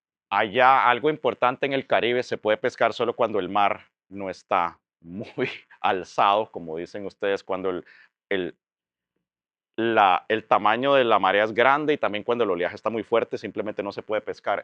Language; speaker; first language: Spanish; native; Spanish